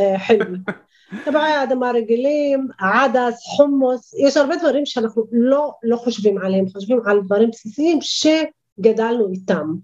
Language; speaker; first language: Hebrew; non-native, local second language; Arabic